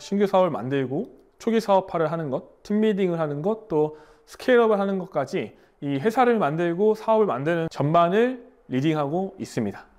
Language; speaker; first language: Korean; native; Korean